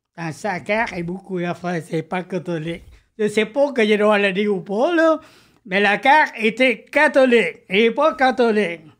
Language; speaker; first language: French; non-native, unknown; Vietnamese